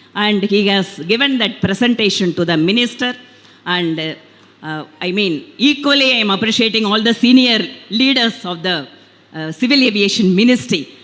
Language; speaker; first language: English; non-native, local second language; Tamil